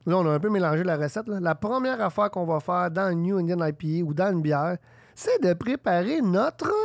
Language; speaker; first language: French; native; French